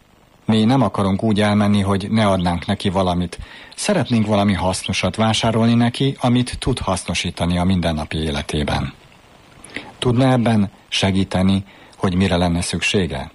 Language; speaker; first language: Hungarian; native; Hungarian